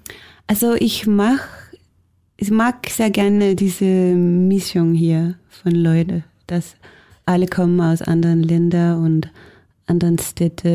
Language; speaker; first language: German; non-native, fluent; Danish